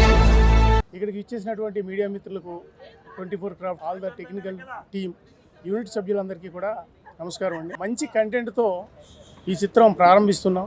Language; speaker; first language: Telugu; native; Telugu